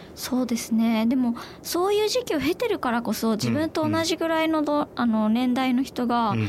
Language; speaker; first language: Japanese; native; Japanese